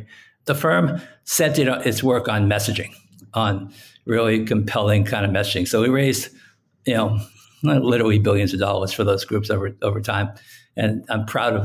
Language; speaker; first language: English; native; English